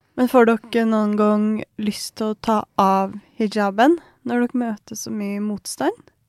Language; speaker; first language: Norwegian; early bilingual, other home language; Persian